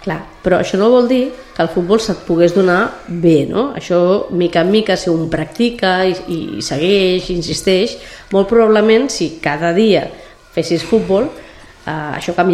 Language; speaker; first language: Catalan; native; Catalan